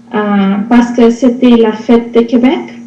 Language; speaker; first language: French; non-native, learner; English